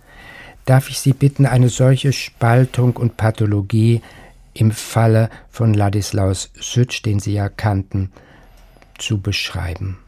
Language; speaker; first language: German; native; German